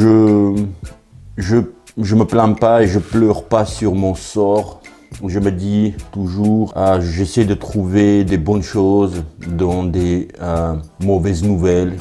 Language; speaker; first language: French; native; French